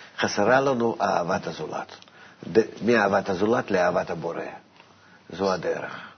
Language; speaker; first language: Hebrew; non-native, fluent; Russian